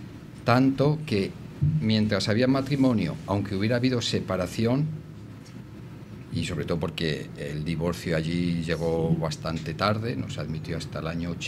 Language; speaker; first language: Spanish; native; Spanish